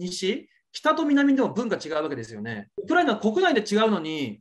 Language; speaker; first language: Japanese; native; Japanese